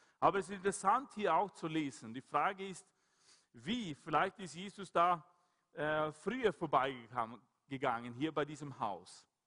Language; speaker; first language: German; non-native, fluent; Swedish